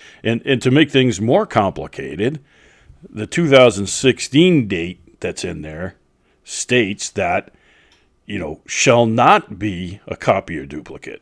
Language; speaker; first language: English; native; English